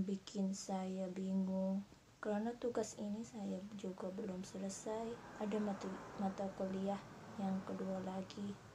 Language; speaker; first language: Indonesian; non-native, learner; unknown